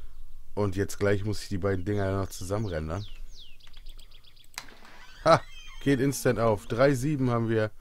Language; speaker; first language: German; native; German